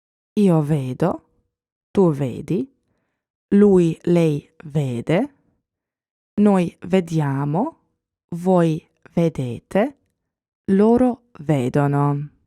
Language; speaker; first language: Italian; non-native, fluent; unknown